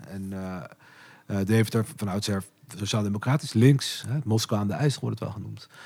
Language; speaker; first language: Dutch; native; Dutch